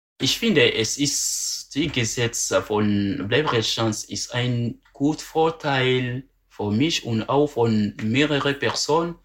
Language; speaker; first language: German; non-native, learner; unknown